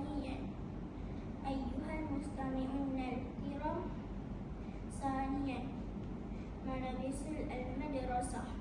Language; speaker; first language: Arabic; non-native, learner; Malay